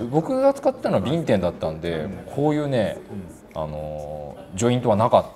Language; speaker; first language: Japanese; native; Japanese